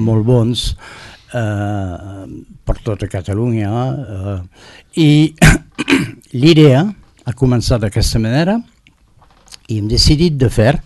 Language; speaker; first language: Catalan; non-native, learner; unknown